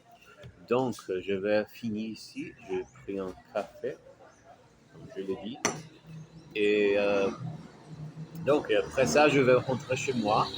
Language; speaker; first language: French; non-native, fluent; Portuguese